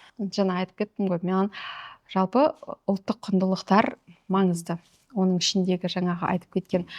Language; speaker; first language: Kazakh; native; Kazakh